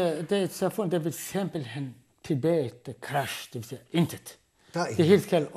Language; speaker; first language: Danish; non-native, fluent; Arabic